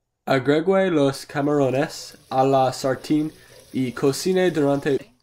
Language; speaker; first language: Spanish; non-native, learner; English